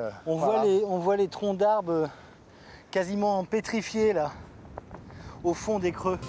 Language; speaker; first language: French; native; French